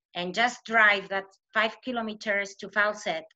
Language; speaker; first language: English; non-native, fluent; Spanish